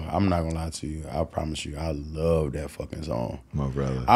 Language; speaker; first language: English; native; English